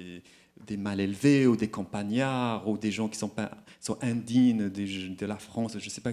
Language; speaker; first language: French; non-native, local second language; Arabic